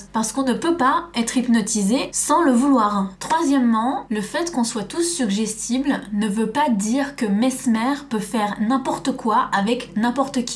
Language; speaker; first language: French; native; French